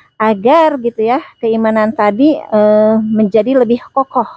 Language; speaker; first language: Indonesian; native; Indonesian